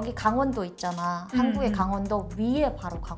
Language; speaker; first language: Korean; native; Korean